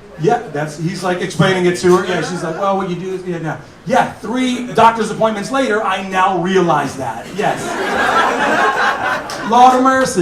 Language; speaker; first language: English; native; English